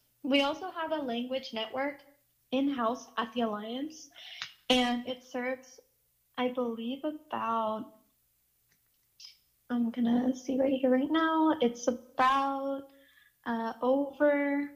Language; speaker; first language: English; native; English